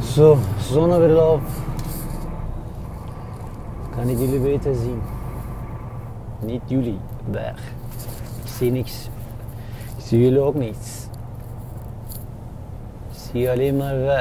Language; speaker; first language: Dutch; non-native, fluent; Turkish